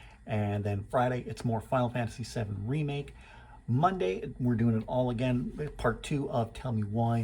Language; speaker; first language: English; native; English